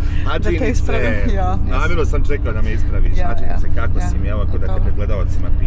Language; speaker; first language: Bosnian; native; Bosnian